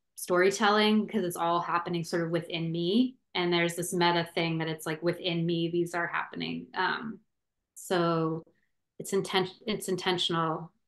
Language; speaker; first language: English; native; English